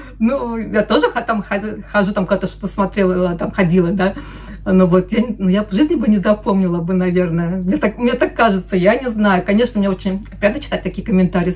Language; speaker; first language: Russian; non-native, local second language; Lithuanian